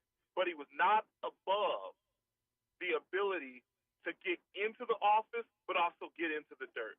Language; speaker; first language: English; native; English